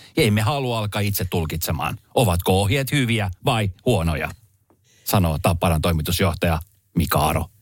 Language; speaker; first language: Finnish; native; Finnish